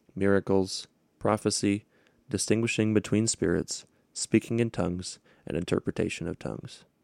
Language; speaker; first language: English; native; English